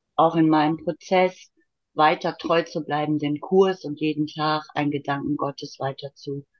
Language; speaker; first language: German; native; German